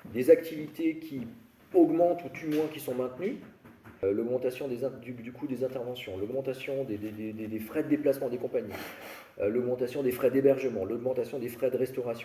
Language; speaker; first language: French; native; French